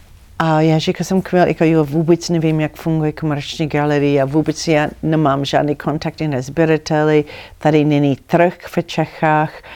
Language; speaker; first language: Czech; non-native, learner; English